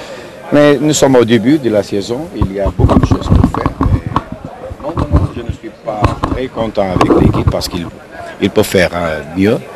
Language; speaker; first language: French; non-native, fluent; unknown